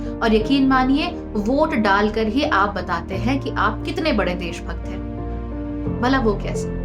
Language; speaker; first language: Hindi; native; Hindi